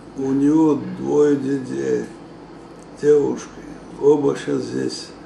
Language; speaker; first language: Russian; non-native, local second language; Georgian